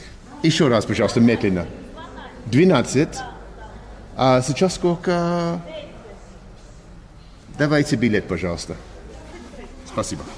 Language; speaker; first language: Russian; non-native, learner; English